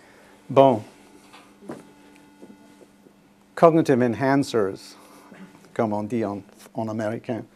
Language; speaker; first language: French; non-native, fluent; English